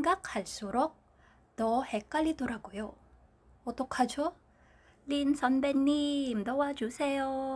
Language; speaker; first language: Korean; non-native, fluent; Filipino